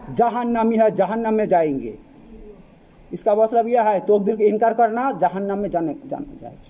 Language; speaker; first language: Hindi; non-native, fluent; Bangla